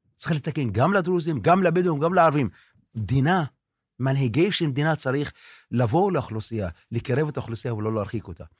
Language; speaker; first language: Hebrew; non-native, local second language; Arabic